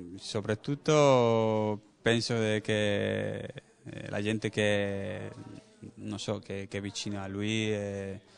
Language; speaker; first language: Italian; non-native, learner; Spanish